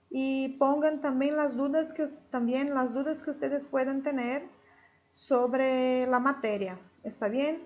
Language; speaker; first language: Spanish; non-native, fluent; Portuguese